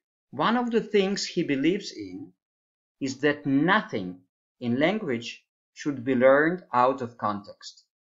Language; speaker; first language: English; non-native, fluent; Hebrew